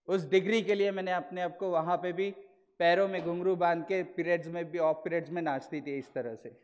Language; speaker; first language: Hindi; non-native, local second language; Marathi